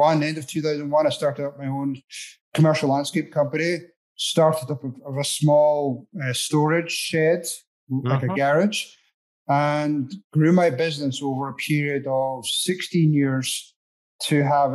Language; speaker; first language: English; native; English